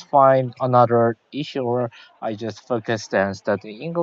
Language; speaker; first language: English; non-native, learner; Korean